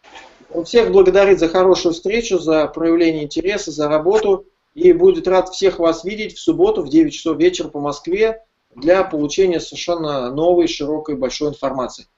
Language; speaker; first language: Russian; native; Russian